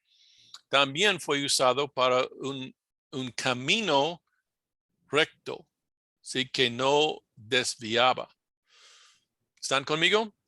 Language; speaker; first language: Spanish; non-native, fluent; English